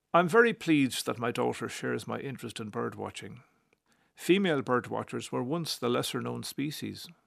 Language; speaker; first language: English; native; English